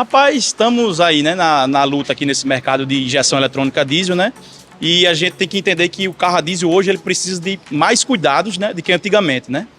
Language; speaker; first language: Portuguese; native; Portuguese